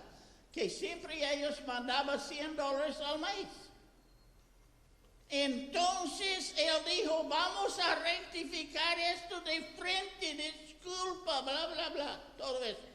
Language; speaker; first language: Spanish; non-native, fluent; English